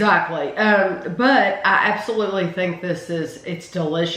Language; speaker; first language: English; native; English